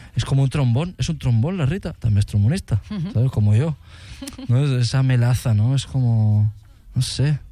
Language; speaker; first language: Spanish; non-native, local second language; Catalan